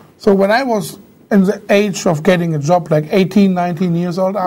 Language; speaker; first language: English; non-native, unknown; German